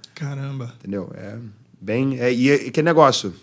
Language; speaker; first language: Portuguese; early bilingual, heritage; Portuguese